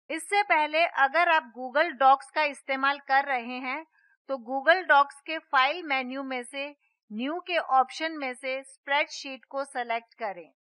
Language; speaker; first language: Hindi; non-native, local second language; Gujarati